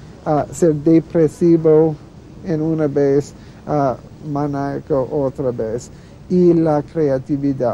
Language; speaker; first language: Spanish; non-native, fluent; English